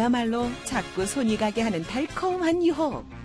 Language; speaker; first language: Korean; native; Korean